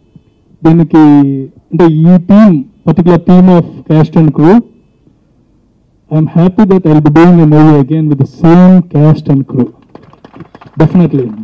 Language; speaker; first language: Telugu; native; Telugu